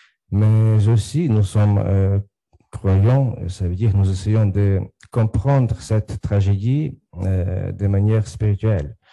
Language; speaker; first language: French; non-native, fluent; Ukrainian